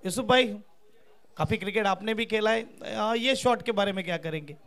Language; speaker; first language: Hindi; non-native, local second language; Marathi